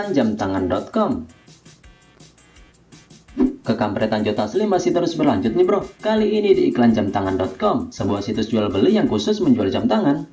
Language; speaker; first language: Indonesian; native; Indonesian